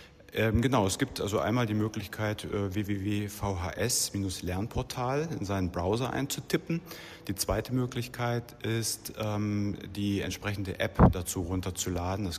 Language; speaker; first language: German; native; German